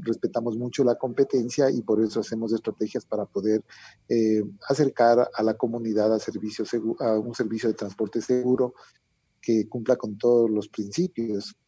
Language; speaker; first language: Spanish; native; Spanish